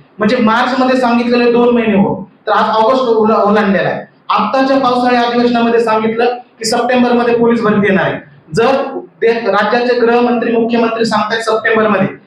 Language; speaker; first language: Marathi; native; Marathi